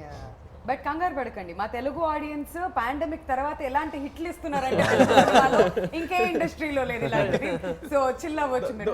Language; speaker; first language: Telugu; native; Telugu